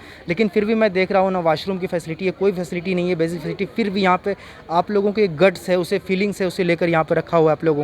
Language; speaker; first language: Hindi; native; Hindi